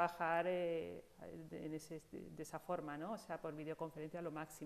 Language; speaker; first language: Spanish; native; Spanish